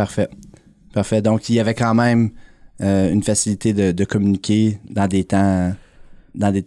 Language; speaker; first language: French; native; French